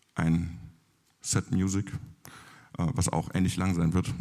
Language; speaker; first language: German; native; German